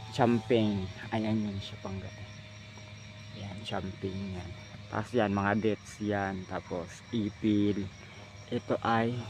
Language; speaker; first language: Filipino; non-native, local second language; Bikol